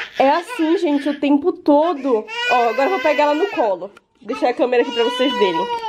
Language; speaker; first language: Portuguese; native; Portuguese